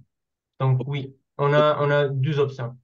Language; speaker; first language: French; non-native, learner; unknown